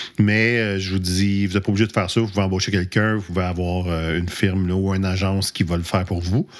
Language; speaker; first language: French; native; French